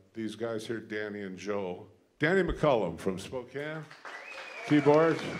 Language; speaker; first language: English; native; English